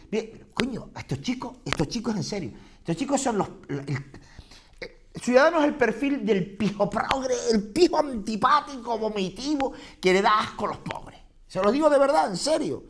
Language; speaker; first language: Spanish; native; Spanish